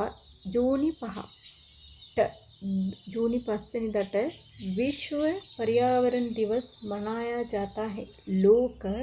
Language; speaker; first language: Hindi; non-native, fluent; Sinhala